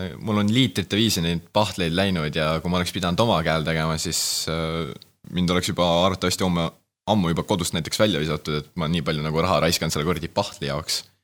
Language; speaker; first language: Estonian; native; Estonian